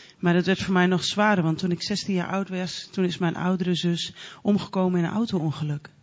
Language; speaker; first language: Dutch; native; Dutch